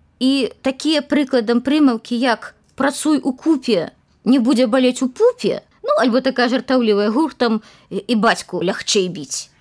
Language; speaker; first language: Belarusian; native; Belarusian